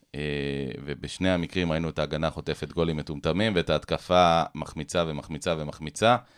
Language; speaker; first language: Hebrew; native; Hebrew